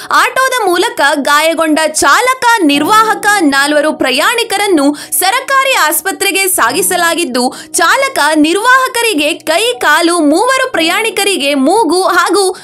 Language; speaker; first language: Kannada; native; Kannada